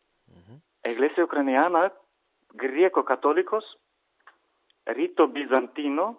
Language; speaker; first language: Spanish; non-native, learner; Ukrainian